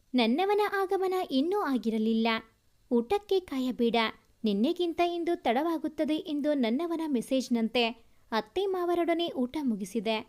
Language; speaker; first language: Kannada; native; Kannada